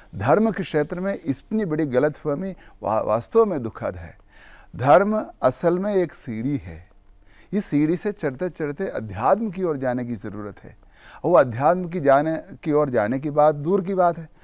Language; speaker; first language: Hindi; non-native, local second language; Malayalam